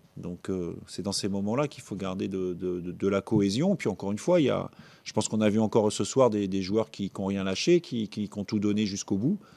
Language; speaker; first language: French; native; French